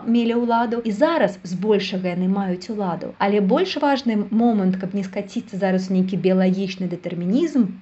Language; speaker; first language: Belarusian; native; Belarusian